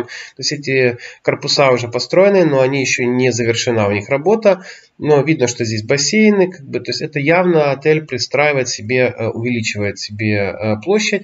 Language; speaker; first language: Russian; native; Russian